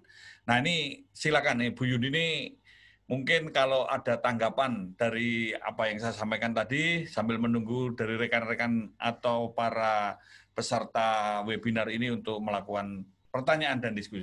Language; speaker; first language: Indonesian; native; Indonesian